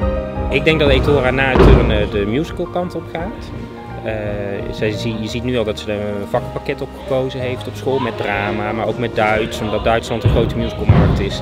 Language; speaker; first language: Dutch; native; Dutch